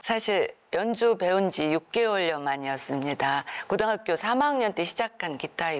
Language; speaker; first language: Korean; native; Korean